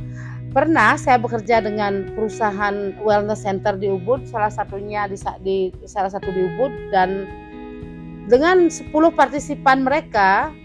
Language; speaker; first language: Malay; non-native, local second language; Balinese